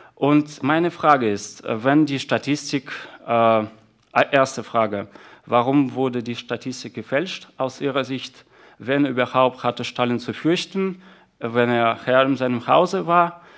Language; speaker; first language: German; non-native, fluent; Russian